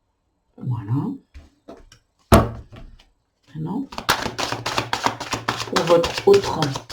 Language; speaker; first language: French; native; French